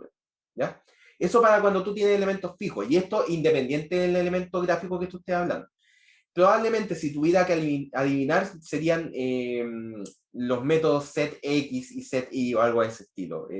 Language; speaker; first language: Spanish; native; Spanish